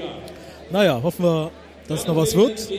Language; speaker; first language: German; native; German